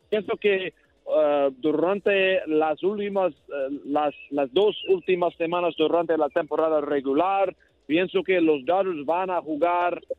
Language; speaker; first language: Spanish; non-native, learner; English